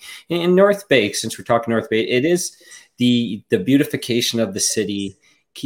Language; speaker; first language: English; native; English